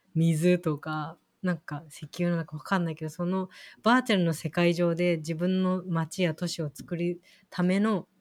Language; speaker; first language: Japanese; native; Japanese